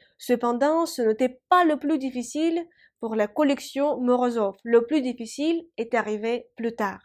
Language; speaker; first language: French; non-native, fluent; Russian